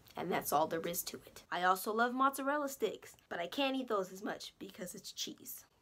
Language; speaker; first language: English; native; English